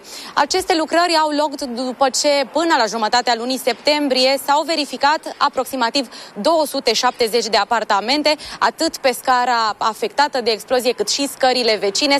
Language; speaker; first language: Romanian; native; Romanian